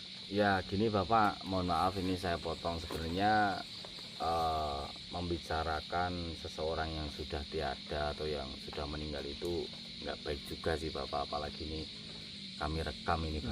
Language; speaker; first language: Indonesian; non-native, local second language; Javanese